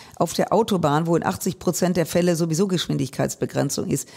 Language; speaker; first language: German; native; German